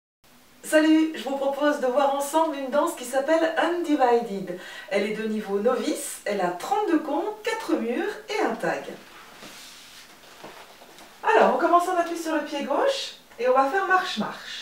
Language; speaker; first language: French; native; French